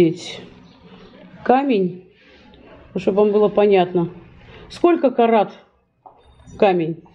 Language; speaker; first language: Russian; native; Russian